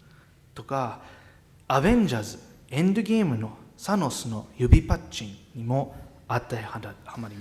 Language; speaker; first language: Japanese; non-native, fluent; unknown